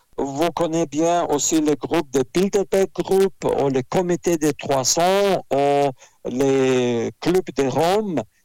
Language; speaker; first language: French; non-native, fluent; Russian